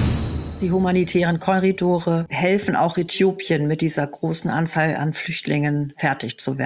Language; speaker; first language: German; native; German